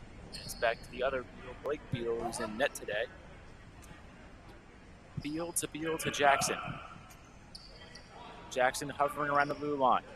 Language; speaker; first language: English; native; English